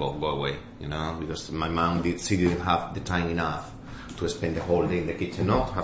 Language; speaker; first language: English; non-native, fluent; Spanish